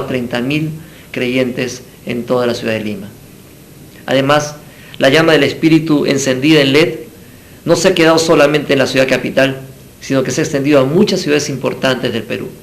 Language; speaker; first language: Spanish; native; Spanish